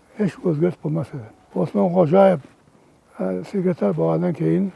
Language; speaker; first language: Uzbek; non-native, local second language; Kara-Kalpak